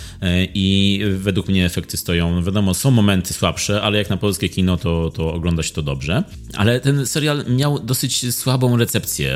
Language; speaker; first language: Polish; native; Polish